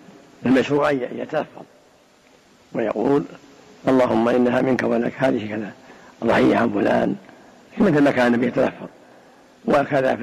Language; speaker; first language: Arabic; native; Arabic